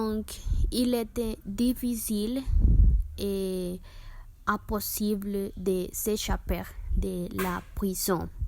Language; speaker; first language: French; non-native, learner; Spanish